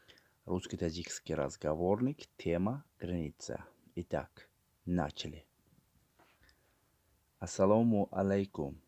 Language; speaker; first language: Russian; non-native, learner; Tajik